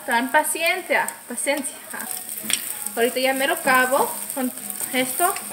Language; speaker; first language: Spanish; early bilingual, other home language; English